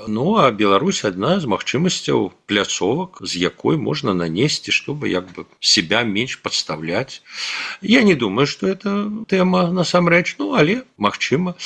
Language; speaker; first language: Belarusian; non-native, local second language; Russian